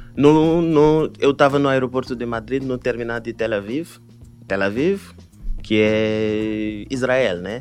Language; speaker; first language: Portuguese; non-native, fluent; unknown